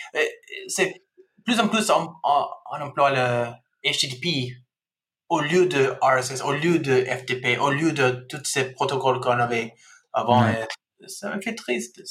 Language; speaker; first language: French; non-native, fluent; English